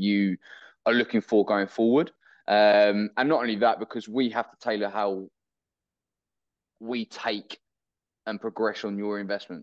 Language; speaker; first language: English; native; English